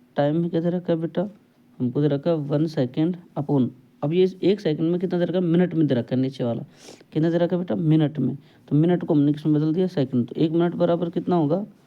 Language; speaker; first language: Hindi; native; Hindi